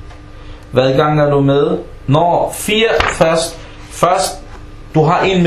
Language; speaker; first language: Danish; early bilingual, other home language; Arabic